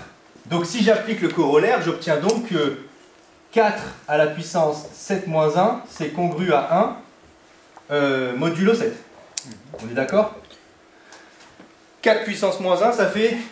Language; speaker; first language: French; native; French